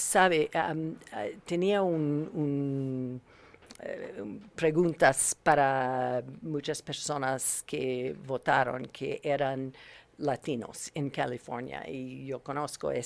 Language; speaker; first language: Spanish; non-native, learner; English